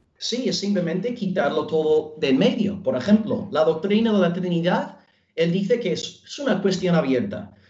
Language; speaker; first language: Spanish; non-native, fluent; English